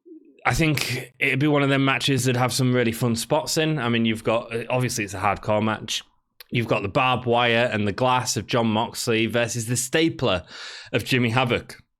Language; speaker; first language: English; native; English